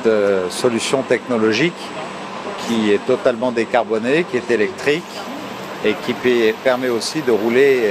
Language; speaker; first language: French; native; French